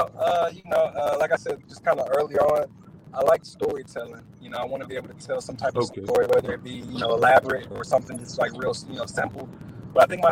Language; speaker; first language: English; native; English